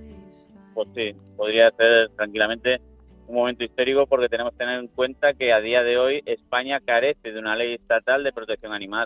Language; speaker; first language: Spanish; native; Spanish